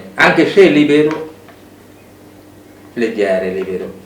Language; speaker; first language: Italian; non-native, learner; Bangla